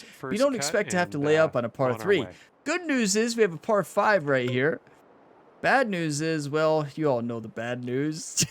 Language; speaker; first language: English; native; English